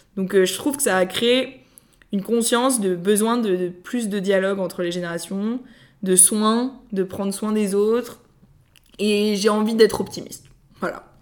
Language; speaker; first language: French; native; French